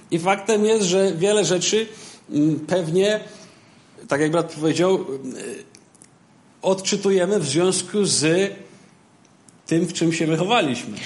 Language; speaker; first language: Polish; native; Polish